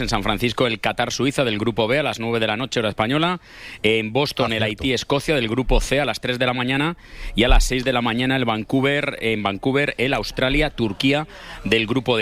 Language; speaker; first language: Spanish; native; Spanish